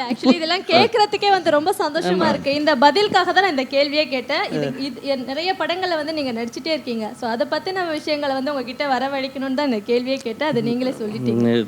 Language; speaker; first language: Tamil; native; Tamil